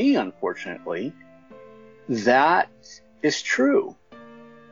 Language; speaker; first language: English; native; English